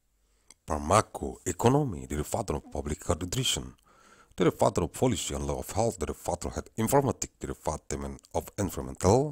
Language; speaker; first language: English; non-native, learner; Indonesian